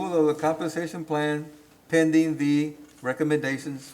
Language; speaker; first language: English; native; English